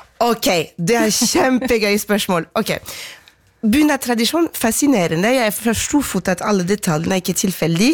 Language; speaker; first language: Norwegian; non-native, fluent; French